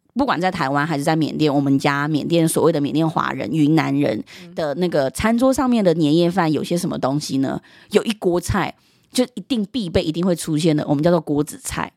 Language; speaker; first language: Chinese; early bilingual, heritage; Chinese